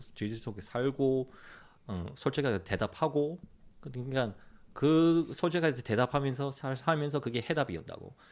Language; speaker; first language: Korean; early bilingual, heritage; Korean